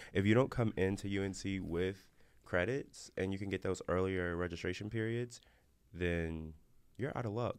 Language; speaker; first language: English; native; English